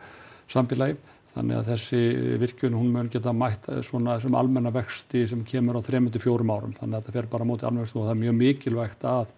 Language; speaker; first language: Icelandic; native; Icelandic